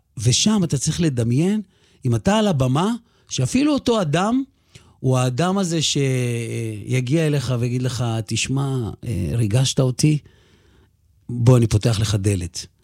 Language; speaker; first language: Hebrew; early bilingual, other home language; Russian